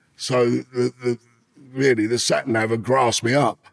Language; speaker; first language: English; native; English